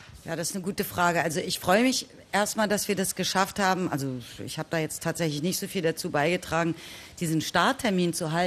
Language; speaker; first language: German; native; German